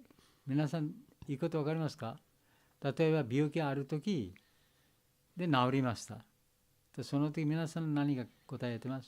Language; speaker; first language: Japanese; non-native, learner; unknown